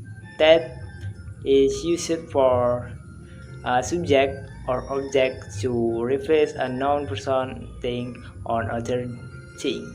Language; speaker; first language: English; non-native, learner; Indonesian